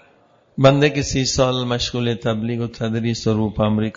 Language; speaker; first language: Persian; non-native, fluent; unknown